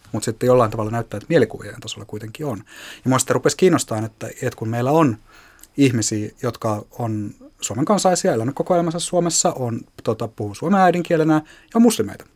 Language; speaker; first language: Finnish; native; Finnish